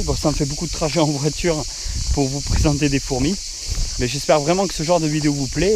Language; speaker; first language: French; native; French